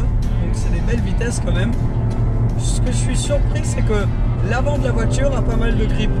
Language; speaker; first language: French; native; French